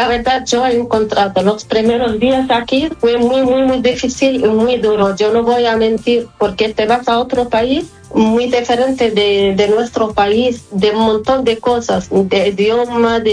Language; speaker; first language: Spanish; non-native, fluent; Arabic